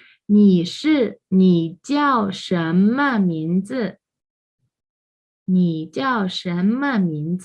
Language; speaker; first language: Chinese; non-native, fluent; Mongolian